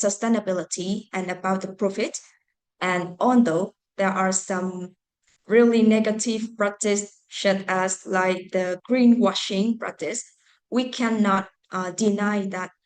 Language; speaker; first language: English; non-native, fluent; Vietnamese